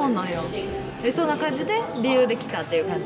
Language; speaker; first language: Japanese; native; Japanese